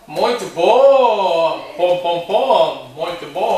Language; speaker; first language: Portuguese; non-native, learner; Swedish